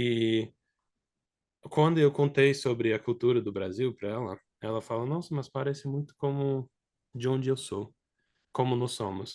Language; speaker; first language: Portuguese; non-native, fluent; English